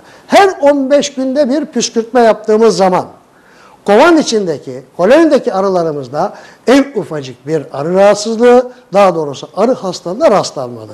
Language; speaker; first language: Turkish; native; Turkish